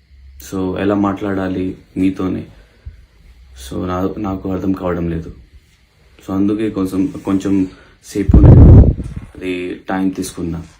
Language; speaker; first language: Telugu; non-native, local second language; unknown